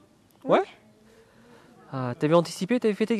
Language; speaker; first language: French; native; French